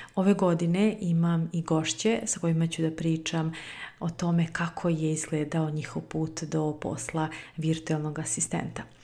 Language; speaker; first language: Serbian; native; Serbian